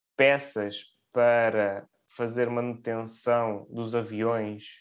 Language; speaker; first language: Portuguese; early bilingual, other home language; Ukrainian